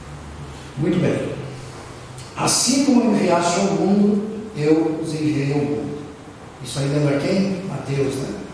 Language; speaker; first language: Portuguese; native; Portuguese